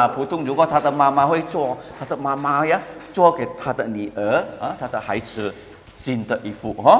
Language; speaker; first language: Chinese; early bilingual, heritage; Chinese